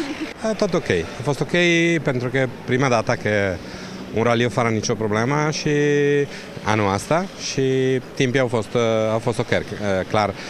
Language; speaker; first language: Romanian; non-native, fluent; Italian